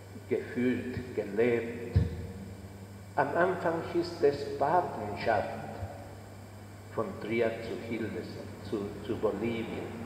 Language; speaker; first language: German; non-native, fluent; Spanish